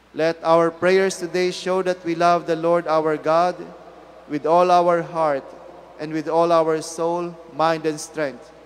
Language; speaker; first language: English; non-native, local second language; Filipino